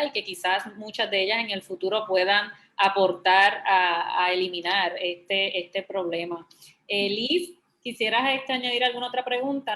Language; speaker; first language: Spanish; native; Spanish